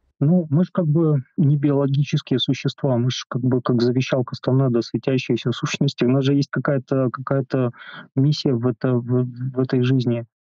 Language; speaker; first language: Russian; native; Russian